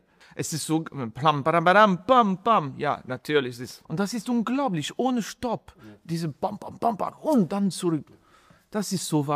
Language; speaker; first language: German; non-native, fluent; French